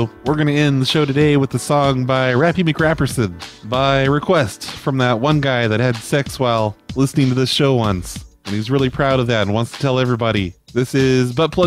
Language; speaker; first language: English; native; English